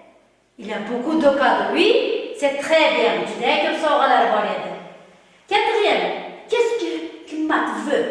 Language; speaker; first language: French; non-native, learner; Uzbek